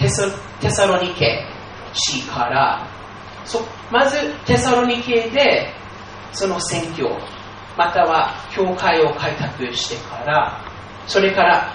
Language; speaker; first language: Japanese; non-native, fluent; English